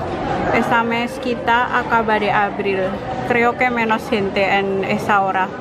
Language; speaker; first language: Spanish; non-native, learner; Indonesian